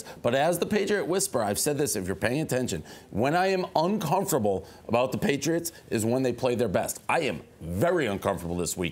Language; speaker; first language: English; native; English